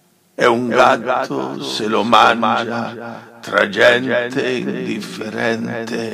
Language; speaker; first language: Italian; native; Italian